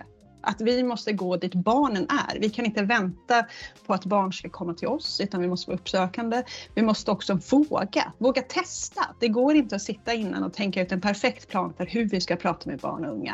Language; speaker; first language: Swedish; native; Swedish